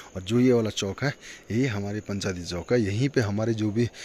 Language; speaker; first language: Hindi; native; Hindi